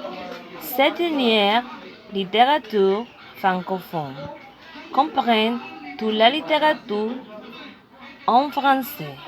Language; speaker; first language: French; non-native, learner; Spanish